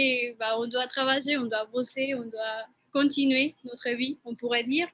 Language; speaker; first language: French; non-native, fluent; Spanish